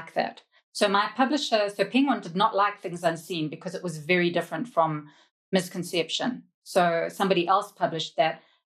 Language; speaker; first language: English; native; English